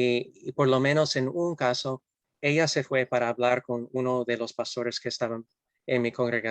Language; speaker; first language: Spanish; non-native, fluent; English